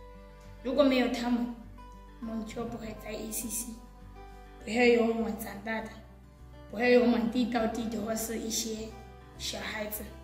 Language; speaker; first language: Chinese; non-native, learner; Southern Sotho